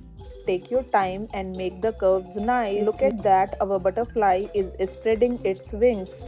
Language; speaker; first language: English; non-native, local second language; Hindi